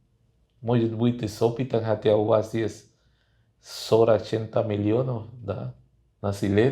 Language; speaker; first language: Russian; non-native, fluent; Spanish